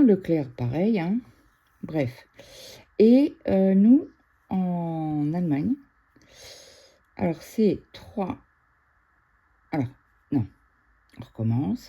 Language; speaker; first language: French; native; French